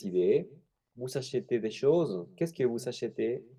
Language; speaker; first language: French; non-native, fluent; Spanish